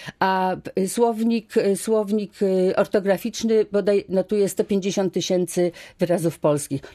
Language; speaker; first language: Polish; native; Polish